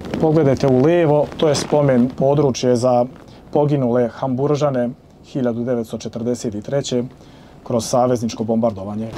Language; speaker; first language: Croatian; early bilingual, heritage; Serbian